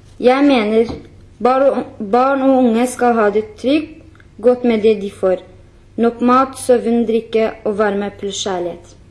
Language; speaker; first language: Norwegian; non-native, fluent; Kurdish